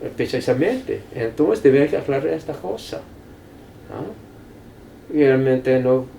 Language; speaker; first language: Spanish; non-native, fluent; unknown